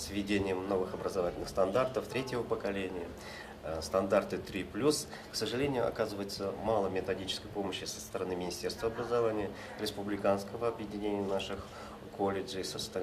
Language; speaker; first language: Russian; native; Russian